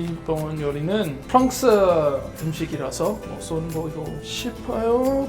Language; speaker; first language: Korean; early bilingual, heritage; Korean